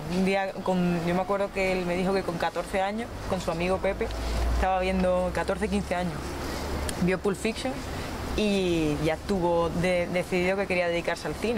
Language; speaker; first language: Spanish; native; Spanish